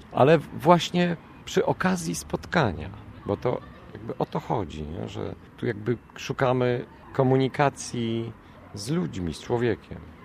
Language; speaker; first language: Polish; native; Polish